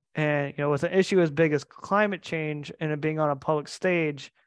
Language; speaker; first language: English; native; English